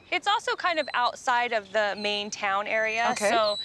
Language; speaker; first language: English; native; English